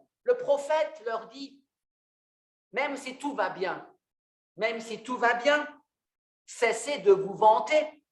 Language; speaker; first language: French; native; French